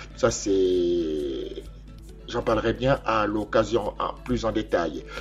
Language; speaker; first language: French; non-native, local second language; Lingala